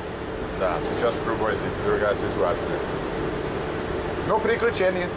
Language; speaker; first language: Russian; non-native, learner; English